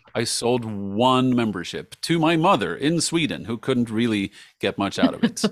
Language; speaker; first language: English; non-native, fluent; Swedish